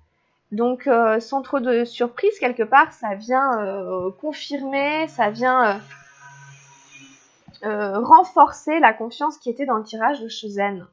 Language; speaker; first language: French; native; French